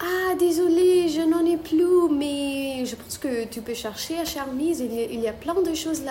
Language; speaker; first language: French; non-native, fluent; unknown